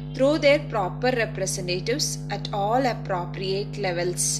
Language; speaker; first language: English; non-native, local second language; Malayalam